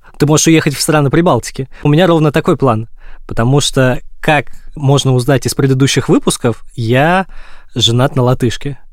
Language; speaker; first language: Russian; native; Russian